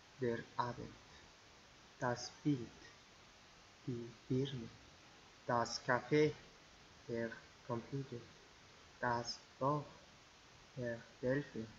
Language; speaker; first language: German; non-native, fluent; Uzbek